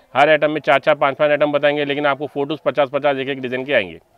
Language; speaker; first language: Hindi; non-native, local second language; Telugu